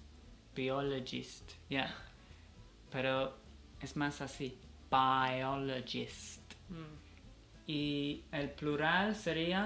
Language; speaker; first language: Spanish; non-native, fluent; English